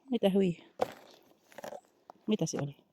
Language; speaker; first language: Finnish; non-native, learner; Bikol